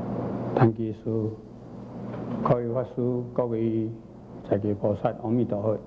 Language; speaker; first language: Chinese; native; Chinese